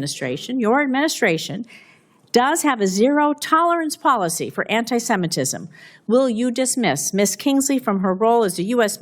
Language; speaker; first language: English; native; English